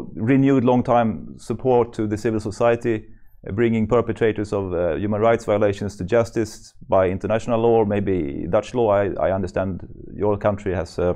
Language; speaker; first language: English; non-native, fluent; Swedish